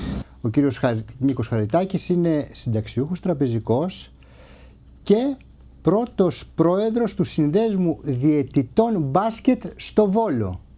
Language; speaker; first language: Greek; native; Greek